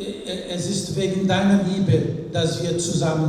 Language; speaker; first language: German; non-native, fluent; French